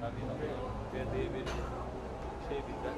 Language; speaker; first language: Turkish; early bilingual, heritage; Turkish